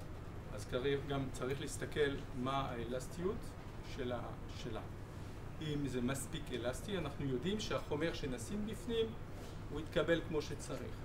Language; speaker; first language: Hebrew; non-native, fluent; French